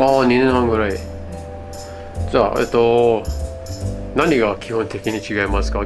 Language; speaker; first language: Japanese; non-native, fluent; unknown